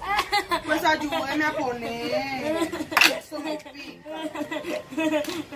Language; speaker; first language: Spanish; native; Spanish